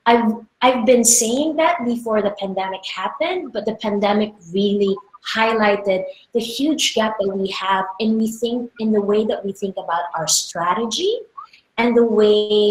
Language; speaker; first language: English; non-native, local second language; Filipino